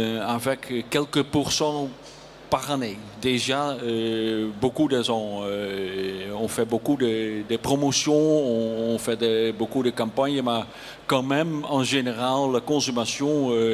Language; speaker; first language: French; non-native, learner; Dutch